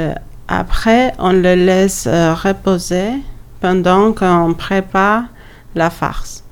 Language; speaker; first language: French; non-native, learner; Albanian